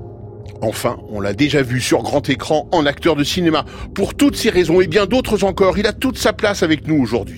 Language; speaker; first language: French; native; French